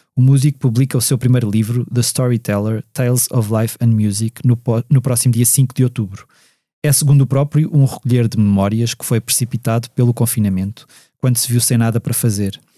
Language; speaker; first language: Portuguese; native; Portuguese